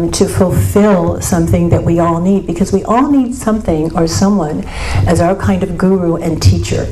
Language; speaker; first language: English; native; English